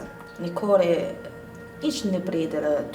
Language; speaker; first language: Slovenian; non-native, learner; Chinese